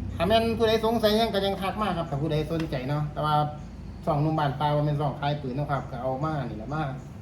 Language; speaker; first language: Thai; native; Thai